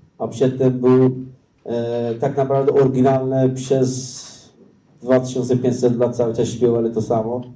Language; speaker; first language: Polish; non-native, learner; Persian